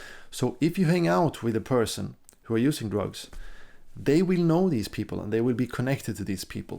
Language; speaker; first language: English; non-native, fluent; Swedish